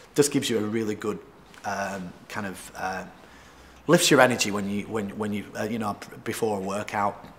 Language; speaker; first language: English; native; English